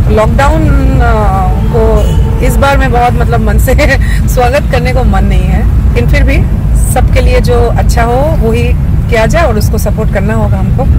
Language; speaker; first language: Hindi; native; Hindi